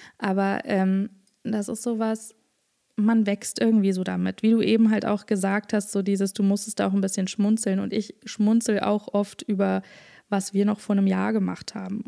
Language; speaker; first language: German; native; German